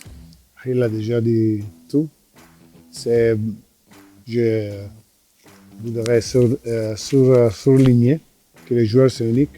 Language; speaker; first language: French; non-native, fluent; Italian